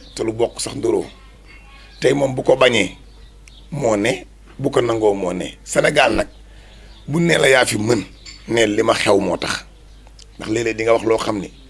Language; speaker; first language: Wolof; native; Wolof